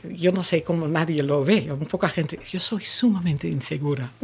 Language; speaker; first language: Spanish; non-native, fluent; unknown